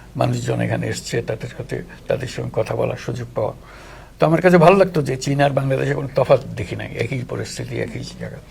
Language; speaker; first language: Bangla; native; Bangla